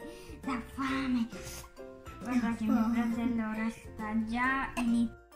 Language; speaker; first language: Italian; early bilingual, other home language; Sinhala